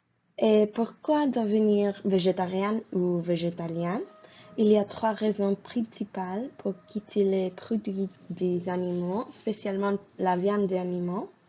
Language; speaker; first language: French; non-native, fluent; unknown